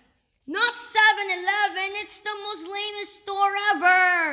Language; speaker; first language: English; native; English